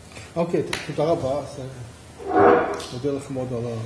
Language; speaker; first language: Hebrew; non-native, fluent; English